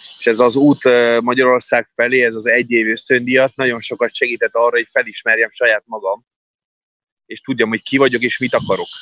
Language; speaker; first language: Hungarian; non-native, fluent; Italian